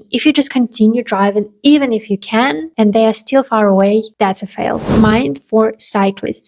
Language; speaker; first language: English; non-native, fluent; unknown